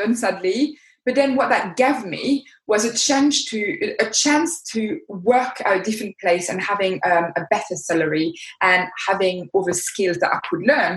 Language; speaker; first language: English; non-native, fluent; French